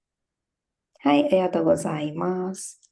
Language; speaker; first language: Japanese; non-native, fluent; Tamil